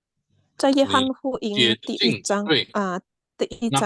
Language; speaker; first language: Chinese; non-native, learner; Indonesian